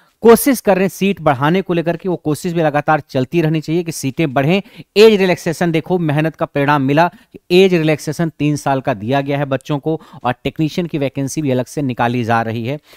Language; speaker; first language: Hindi; native; Hindi